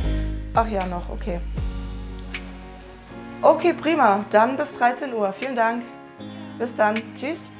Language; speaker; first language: German; native; German